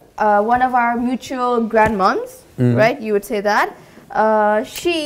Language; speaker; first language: English; native; English